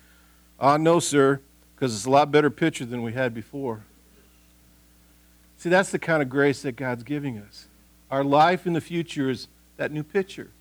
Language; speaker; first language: English; native; English